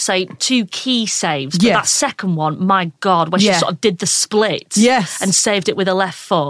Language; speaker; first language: English; native; English